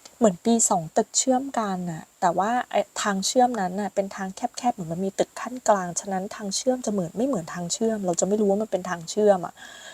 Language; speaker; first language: Thai; native; Thai